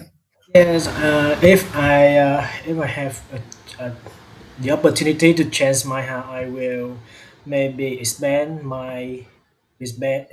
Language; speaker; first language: English; non-native, learner; Vietnamese